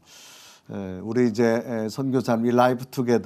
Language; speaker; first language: Korean; native; Korean